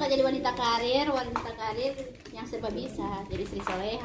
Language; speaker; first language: Indonesian; native; Indonesian